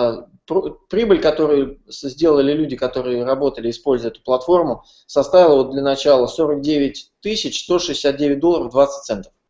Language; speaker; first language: Russian; native; Russian